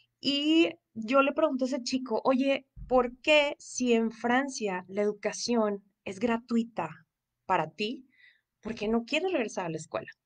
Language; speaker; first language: Spanish; native; Spanish